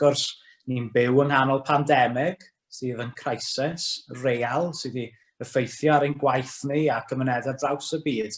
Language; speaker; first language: Welsh; native; Welsh